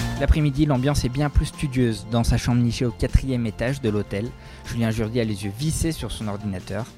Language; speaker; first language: French; native; French